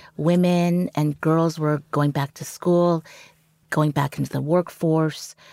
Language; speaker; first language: English; early bilingual, other home language; Cantonese